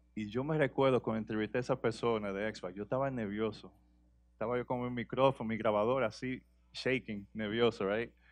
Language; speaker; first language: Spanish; early bilingual, heritage; Spanish